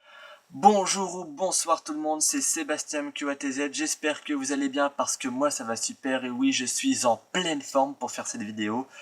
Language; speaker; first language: French; native; French